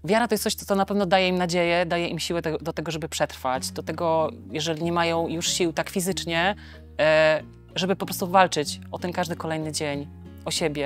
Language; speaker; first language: Polish; native; Polish